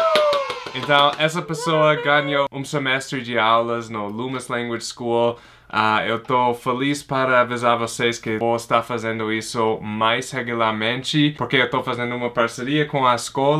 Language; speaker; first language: Portuguese; non-native, fluent; English